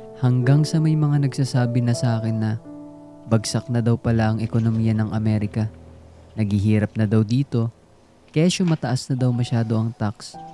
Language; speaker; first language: Filipino; native; Filipino